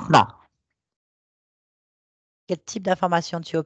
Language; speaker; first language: French; native; French